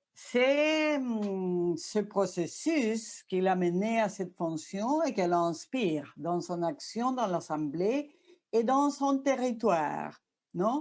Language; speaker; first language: French; non-native, fluent; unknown